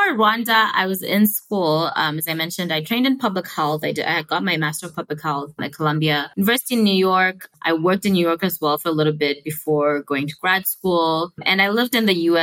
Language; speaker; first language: English; non-native, local second language; Shona